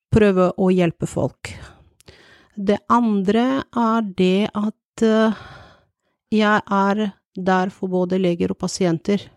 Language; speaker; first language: Norwegian; non-native, fluent; Bulgarian